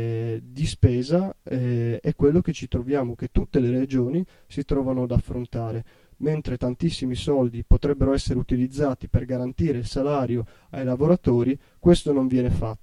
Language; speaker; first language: Italian; native; Italian